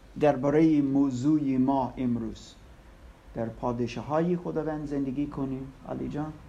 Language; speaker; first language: Persian; non-native, learner; English